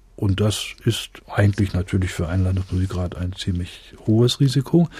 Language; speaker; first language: German; native; German